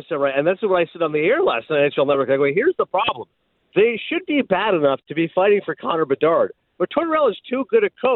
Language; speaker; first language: English; native; English